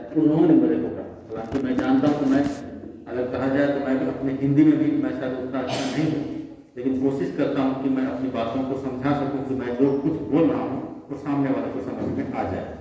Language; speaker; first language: Hindi; native; Hindi